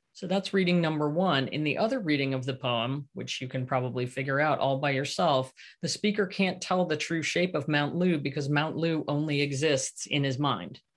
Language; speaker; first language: English; native; English